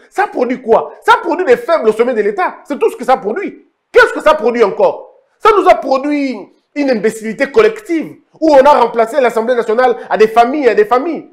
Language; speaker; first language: French; non-native, local second language; Lingala